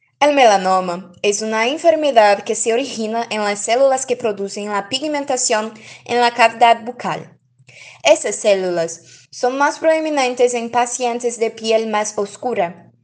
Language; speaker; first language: Spanish; non-native, learner; Portuguese